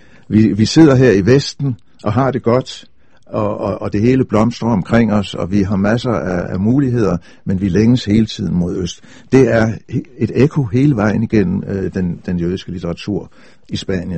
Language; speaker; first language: Danish; native; Danish